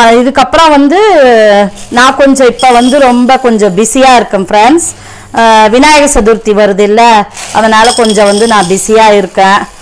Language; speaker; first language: Tamil; non-native, local second language; Telugu